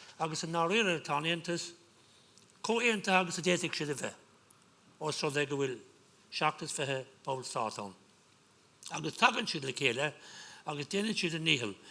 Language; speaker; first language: Irish; non-native, local second language; English